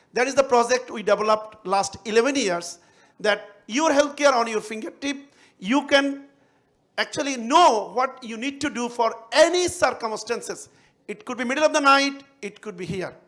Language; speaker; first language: English; non-native, local second language; Bangla